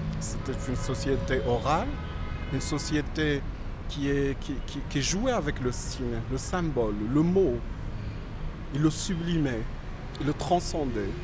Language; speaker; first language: French; non-native, local second language; Berber languages